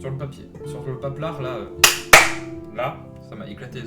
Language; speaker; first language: French; native; French